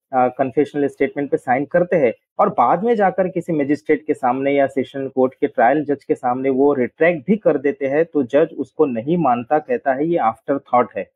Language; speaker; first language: Hindi; non-native, local second language; Urdu